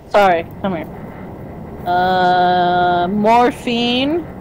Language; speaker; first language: English; early bilingual, other home language; Spanish